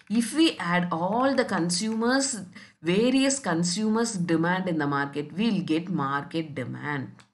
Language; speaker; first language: English; non-native, local second language; Tamil